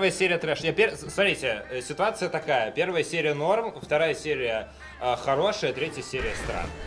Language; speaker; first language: Russian; native; Russian